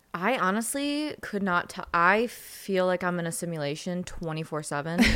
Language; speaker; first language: English; native; English